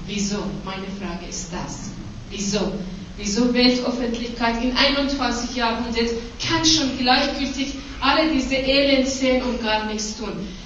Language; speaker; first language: German; non-native, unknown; Persian